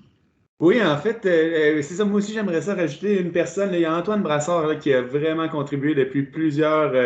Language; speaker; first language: French; native; French